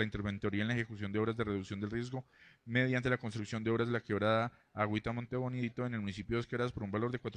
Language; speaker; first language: Spanish; native; Spanish